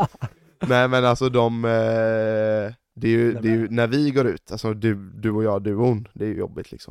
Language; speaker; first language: Swedish; native; Swedish